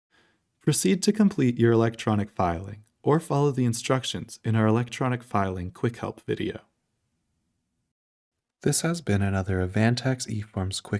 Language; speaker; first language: English; native; English